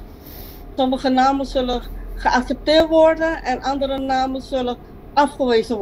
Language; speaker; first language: Dutch; non-native, local second language; Papiamento